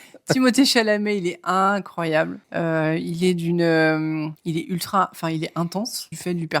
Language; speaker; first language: French; native; French